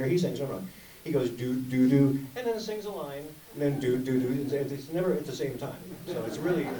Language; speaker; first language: English; native; English